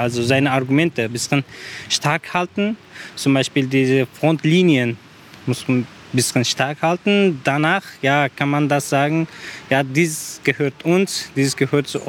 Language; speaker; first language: German; non-native, learner; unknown